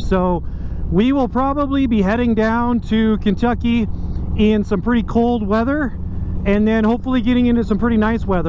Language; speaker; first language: English; native; English